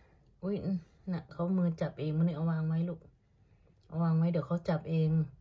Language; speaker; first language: Thai; non-native, local second language; Lao